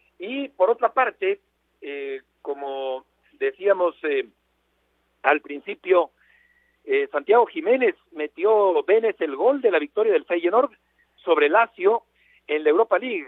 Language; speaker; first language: Spanish; native; Spanish